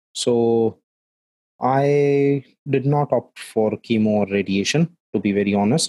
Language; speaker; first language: English; non-native, local second language; Hindi